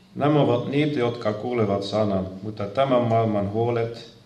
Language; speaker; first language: Finnish; non-native, fluent; Dutch